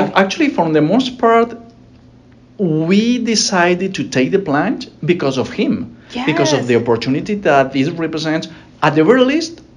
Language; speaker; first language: English; non-native, fluent; Spanish